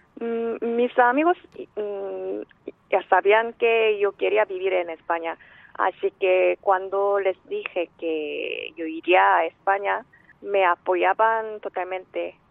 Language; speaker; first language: Spanish; non-native, fluent; Korean